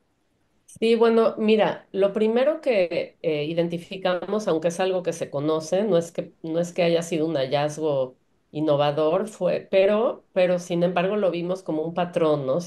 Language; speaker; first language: Spanish; native; Spanish